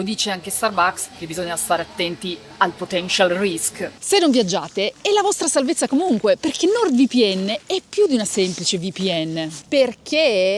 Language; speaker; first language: Italian; native; Italian